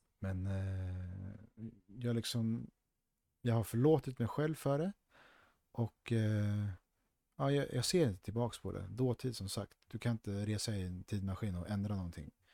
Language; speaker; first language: Swedish; early bilingual, other home language; Spanish